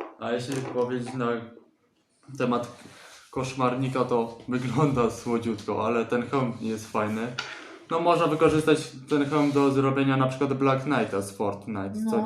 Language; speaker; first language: Polish; native; Polish